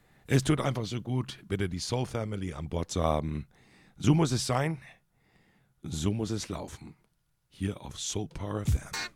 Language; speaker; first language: German; native; German